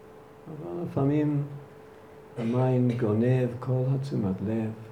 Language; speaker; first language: Hebrew; non-native, fluent; English